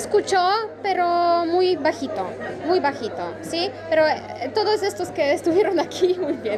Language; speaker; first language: Spanish; non-native, learner; Polish